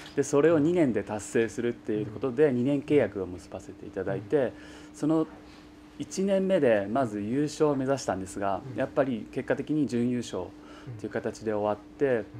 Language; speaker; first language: Japanese; native; Japanese